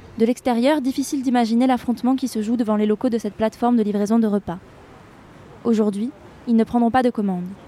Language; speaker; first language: French; native; French